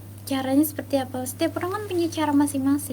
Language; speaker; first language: Indonesian; native; Indonesian